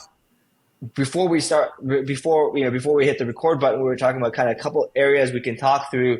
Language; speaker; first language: English; native; English